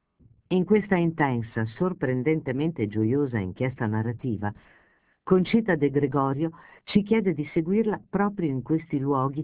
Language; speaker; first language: Italian; native; Italian